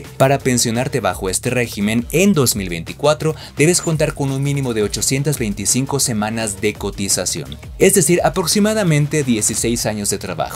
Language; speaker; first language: Spanish; native; Spanish